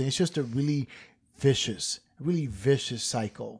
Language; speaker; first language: English; early bilingual, other home language; Spanish